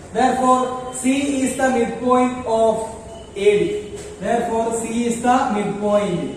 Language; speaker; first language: English; non-native, local second language; Malayalam